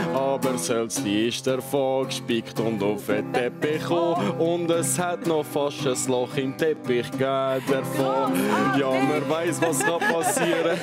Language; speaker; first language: German; early bilingual, other home language; Albanian